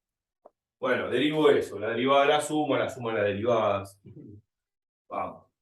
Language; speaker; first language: Spanish; native; Spanish